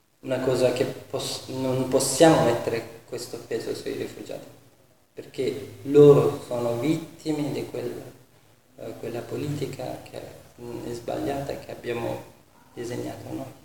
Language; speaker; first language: Italian; non-native, fluent; Persian